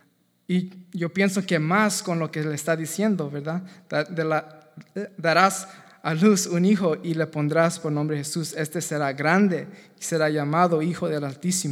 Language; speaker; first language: Spanish; native; Spanish